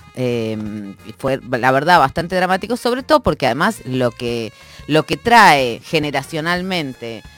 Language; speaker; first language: Spanish; native; Spanish